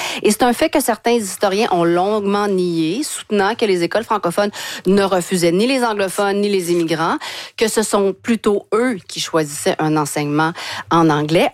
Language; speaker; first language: French; native; French